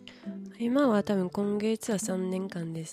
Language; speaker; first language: Japanese; non-native, fluent; French